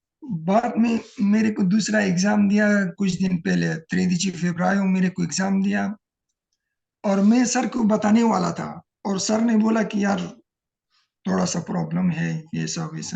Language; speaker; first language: Hindi; non-native, learner; Pashto